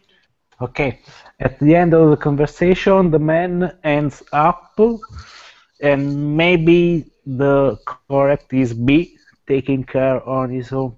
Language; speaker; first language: English; non-native, learner; Italian